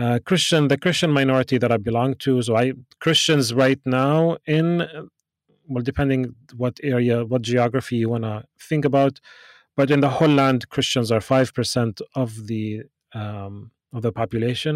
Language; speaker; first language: English; non-native, fluent; Arabic